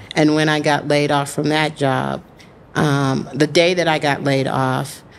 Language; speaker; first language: English; native; English